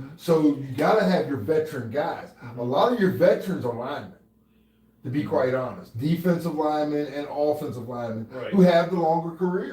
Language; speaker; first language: English; native; English